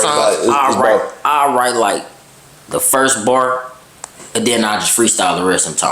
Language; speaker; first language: English; native; English